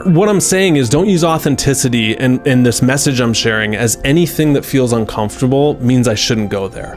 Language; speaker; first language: English; native; English